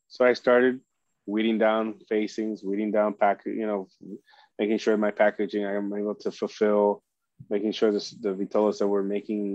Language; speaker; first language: English; early bilingual, other home language; Spanish